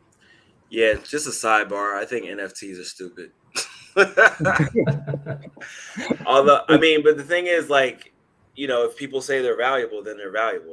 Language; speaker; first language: English; native; English